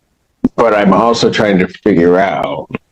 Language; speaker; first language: English; native; English